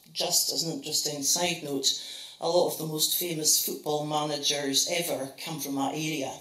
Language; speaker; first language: English; native; English